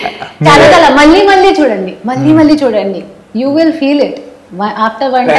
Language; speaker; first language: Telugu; non-native, learner; Hindi